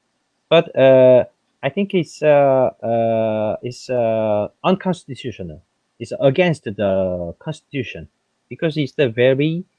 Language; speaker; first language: English; non-native, fluent; French